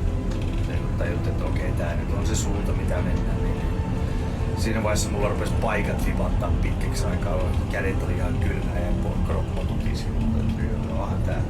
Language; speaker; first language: Finnish; native; Finnish